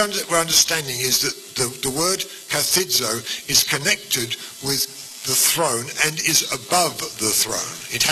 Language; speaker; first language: English; native; English